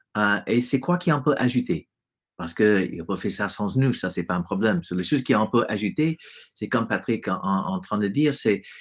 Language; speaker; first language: French; non-native, fluent; English